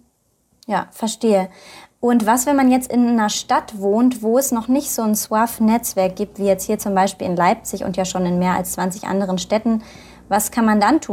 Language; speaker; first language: German; native; German